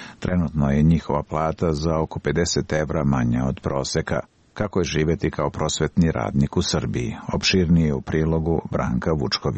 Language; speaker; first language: Serbian; native; Serbian